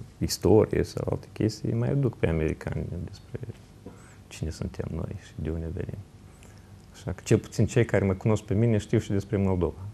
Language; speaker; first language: Romanian; native; Romanian